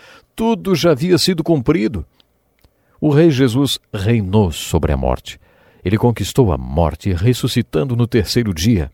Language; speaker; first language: Portuguese; native; Portuguese